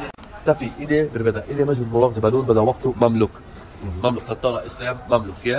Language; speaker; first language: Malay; non-native, learner; Arabic